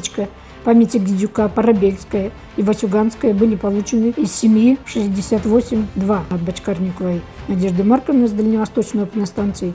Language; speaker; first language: Russian; native; Russian